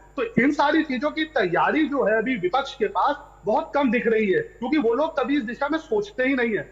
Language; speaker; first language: Hindi; native; Hindi